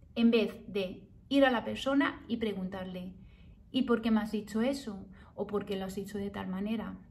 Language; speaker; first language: Spanish; early bilingual, heritage; Spanish